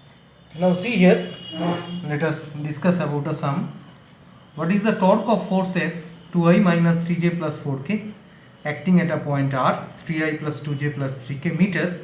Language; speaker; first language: English; non-native, local second language; Bangla